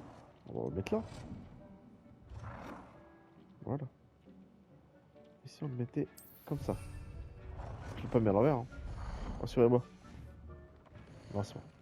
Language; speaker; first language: French; native; French